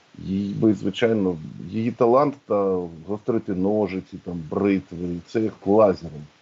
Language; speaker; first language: Ukrainian; native; Ukrainian